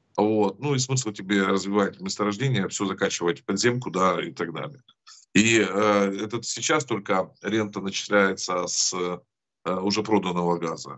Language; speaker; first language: Russian; native; Russian